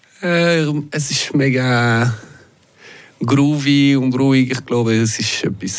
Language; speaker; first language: German; non-native, local second language; French